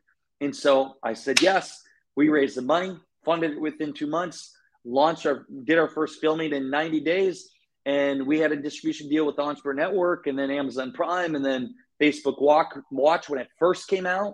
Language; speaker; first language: English; native; English